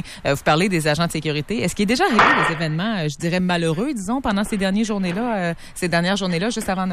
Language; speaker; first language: French; native; French